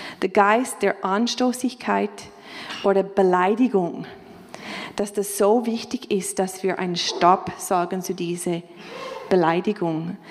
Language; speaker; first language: German; non-native, fluent; English